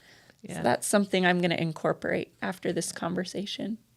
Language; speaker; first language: English; native; English